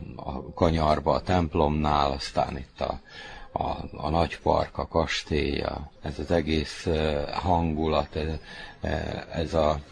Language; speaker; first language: Hungarian; native; Hungarian